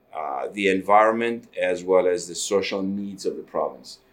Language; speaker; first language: English; non-native, fluent; Greek